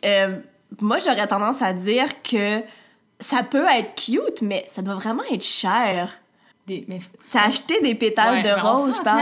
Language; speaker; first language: French; native; French